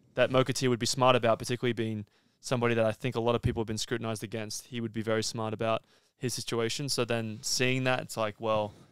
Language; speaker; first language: English; native; English